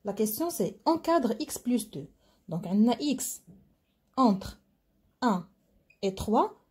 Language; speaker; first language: French; non-native, local second language; Arabic